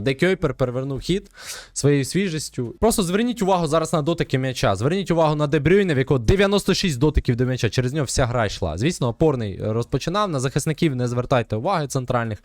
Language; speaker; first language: Ukrainian; native; Ukrainian